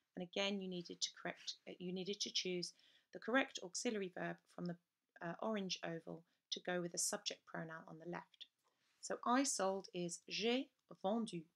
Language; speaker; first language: English; native; English